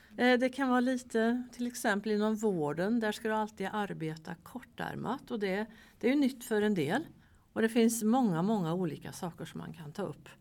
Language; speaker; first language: Swedish; native; Swedish